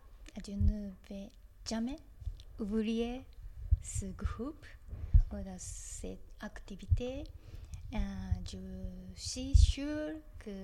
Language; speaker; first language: French; non-native, learner; Japanese